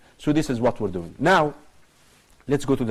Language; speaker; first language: English; non-native, fluent; Arabic